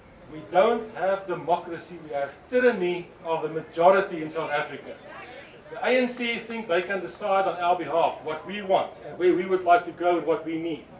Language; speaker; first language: English; non-native, local second language; Afrikaans